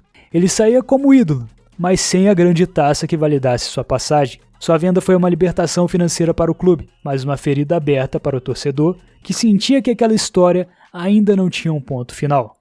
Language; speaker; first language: Portuguese; native; Portuguese